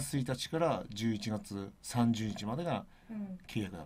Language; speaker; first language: Japanese; native; Japanese